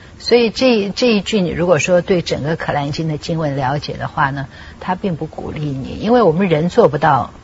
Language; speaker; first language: Chinese; native; Chinese